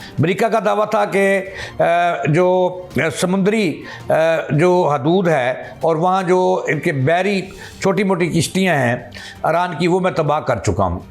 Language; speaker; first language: Urdu; non-native, local second language; Punjabi